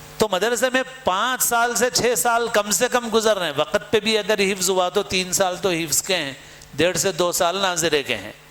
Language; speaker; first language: Urdu; native; Urdu